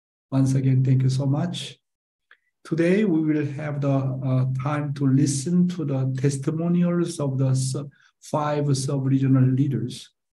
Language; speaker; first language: English; non-native, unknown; Korean